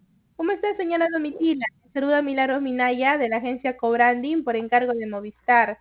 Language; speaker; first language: Spanish; native; Spanish